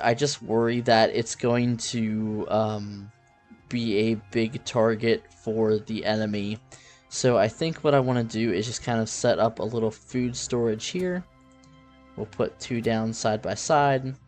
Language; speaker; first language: English; native; English